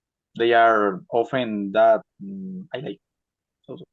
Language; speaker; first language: English; non-native, learner; Spanish